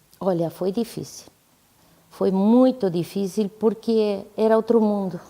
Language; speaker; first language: Portuguese; non-native, fluent; Spanish